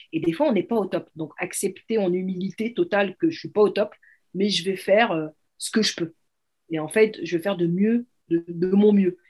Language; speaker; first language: French; early bilingual, other home language; Arabic